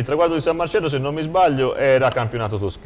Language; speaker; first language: Italian; native; Italian